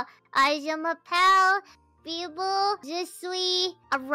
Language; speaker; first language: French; non-native, learner; English